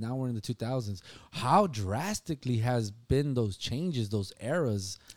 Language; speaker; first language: English; native; English